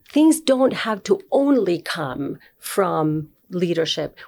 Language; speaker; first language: English; non-native, fluent; Spanish